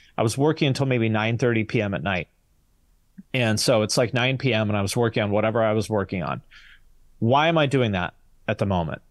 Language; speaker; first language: English; native; English